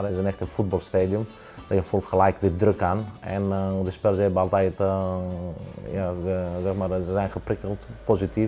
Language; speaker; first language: Dutch; non-native, fluent; Greek